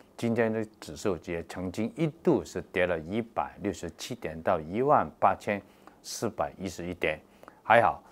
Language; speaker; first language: Chinese; non-native, local second language; Cantonese